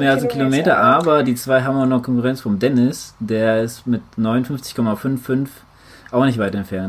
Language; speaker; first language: German; native; German